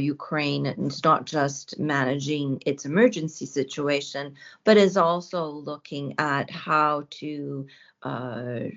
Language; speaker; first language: English; early bilingual, other home language; Ukrainian